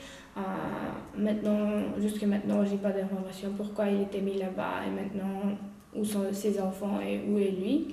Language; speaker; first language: French; non-native, learner; Uyghur